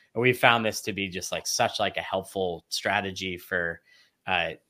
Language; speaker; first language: English; native; English